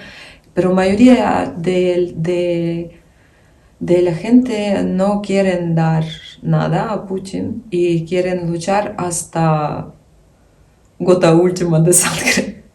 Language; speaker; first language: Spanish; non-native, fluent; Ukrainian